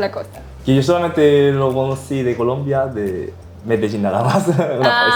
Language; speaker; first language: Spanish; non-native, learner; Korean